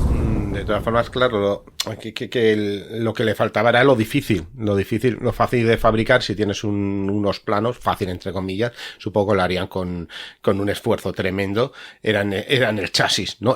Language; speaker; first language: Spanish; native; Spanish